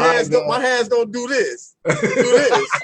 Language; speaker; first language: English; native; English